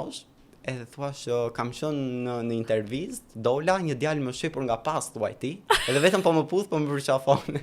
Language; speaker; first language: Albanian; native; Albanian